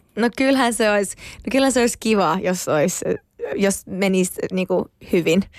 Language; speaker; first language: Finnish; non-native, local second language; Swedish